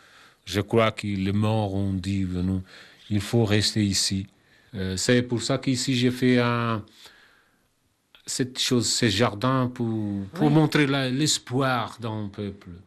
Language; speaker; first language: French; non-native, learner; Kabuverdianu